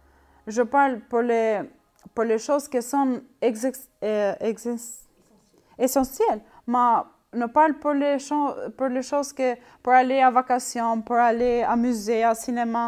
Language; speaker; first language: French; non-native, learner; Albanian